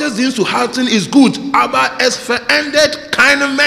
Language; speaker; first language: German; non-native, learner; English